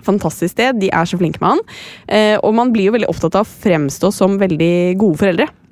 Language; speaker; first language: Norwegian; native; Norwegian